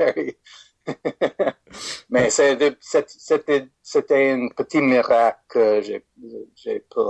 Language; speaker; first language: French; non-native, fluent; English